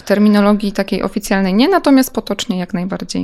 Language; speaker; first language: Polish; native; Polish